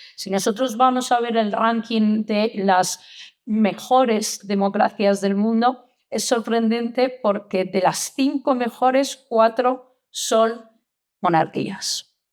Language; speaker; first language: Spanish; non-native, fluent; Italian